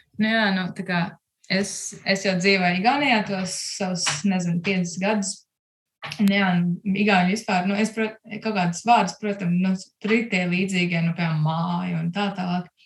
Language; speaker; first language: Latvian; early bilingual, heritage; Latvian